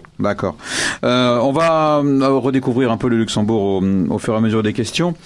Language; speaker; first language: French; native; French